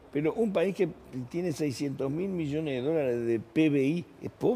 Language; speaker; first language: Spanish; native; Spanish